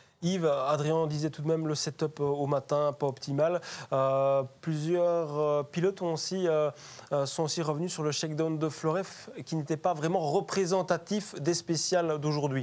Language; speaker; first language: French; native; French